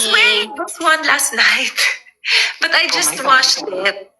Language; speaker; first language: English; non-native, local second language; Filipino